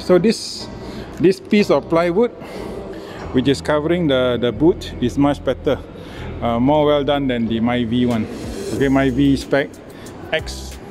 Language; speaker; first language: English; non-native, local second language; Malay